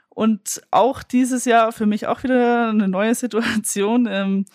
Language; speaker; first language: German; native; German